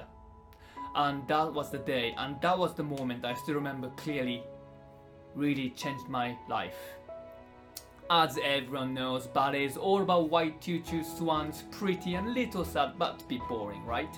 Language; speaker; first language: English; non-native, fluent; Japanese